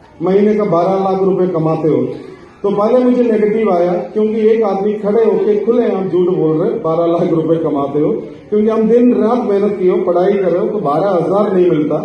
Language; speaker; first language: Hindi; non-native, local second language; Malayalam